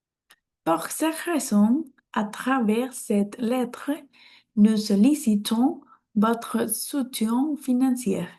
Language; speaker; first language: French; non-native, learner; Spanish